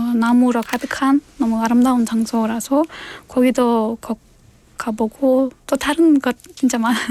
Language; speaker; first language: Korean; non-native, fluent; Kyrgyz